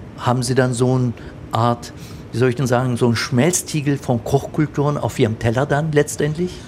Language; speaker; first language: German; early bilingual, other home language; Turkish